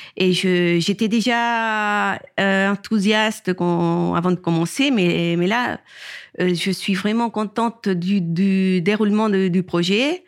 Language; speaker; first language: French; non-native, fluent; Spanish